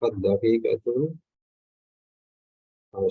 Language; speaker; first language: Arabic; non-native, learner; English